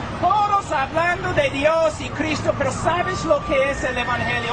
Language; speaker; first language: Spanish; non-native, fluent; English